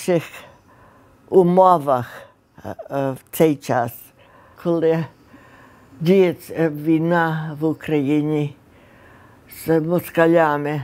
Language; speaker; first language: Ukrainian; early bilingual, heritage; Ukrainian